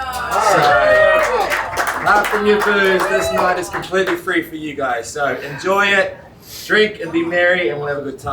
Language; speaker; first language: English; native; English